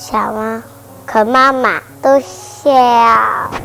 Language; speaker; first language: Chinese; non-native, local second language; Cantonese